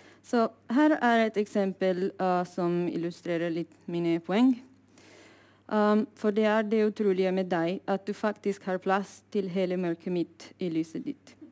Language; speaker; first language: Norwegian; non-native, fluent; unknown